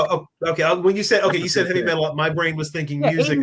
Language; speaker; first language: English; native; English